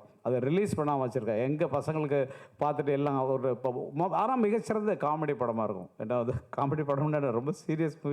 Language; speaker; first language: Tamil; native; Tamil